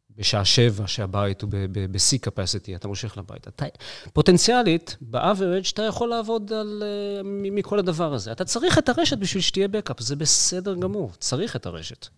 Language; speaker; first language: Hebrew; native; Hebrew